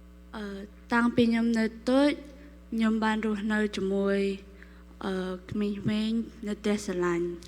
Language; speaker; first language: Khmer; non-native, local second language; Korean